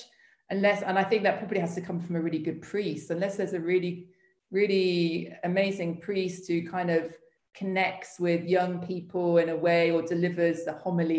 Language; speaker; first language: English; native; English